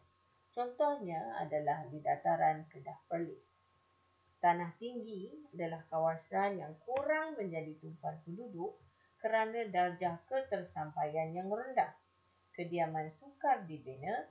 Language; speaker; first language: Malay; native; Malay